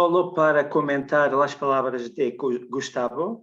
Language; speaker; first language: Spanish; non-native, learner; Portuguese